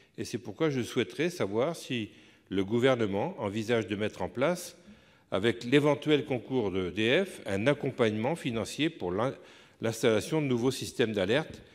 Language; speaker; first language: French; native; French